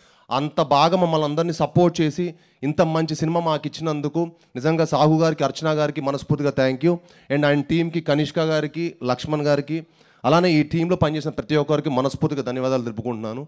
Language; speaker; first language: Telugu; native; Telugu